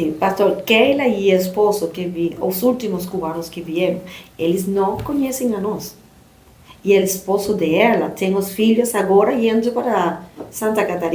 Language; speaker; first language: Portuguese; non-native, learner; Spanish